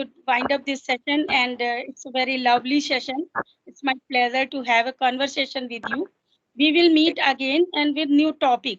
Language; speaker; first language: English; non-native, local second language; Hindi